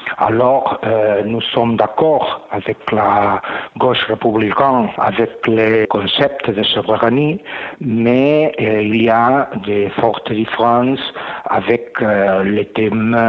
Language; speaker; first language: French; non-native, learner; Catalan